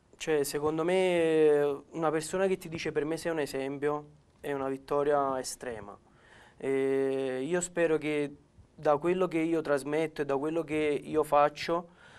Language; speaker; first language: Italian; native; Italian